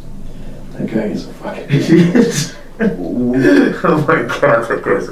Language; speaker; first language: English; native; English